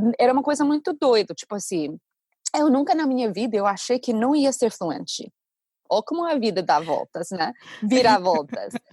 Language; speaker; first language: Portuguese; non-native, fluent; English